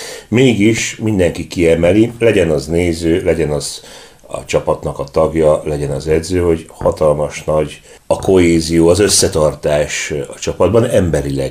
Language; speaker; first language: Hungarian; native; Hungarian